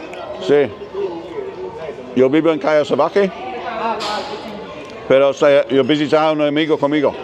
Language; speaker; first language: Spanish; non-native, learner; English